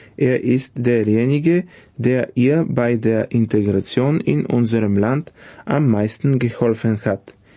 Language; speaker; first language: German; non-native, fluent; Bulgarian